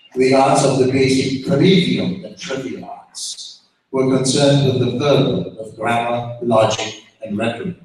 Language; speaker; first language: English; non-native, fluent; German